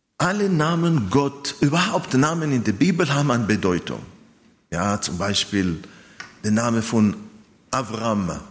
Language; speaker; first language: German; non-native, fluent; Hebrew